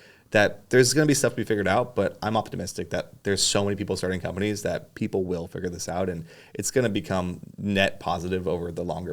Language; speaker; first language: English; native; English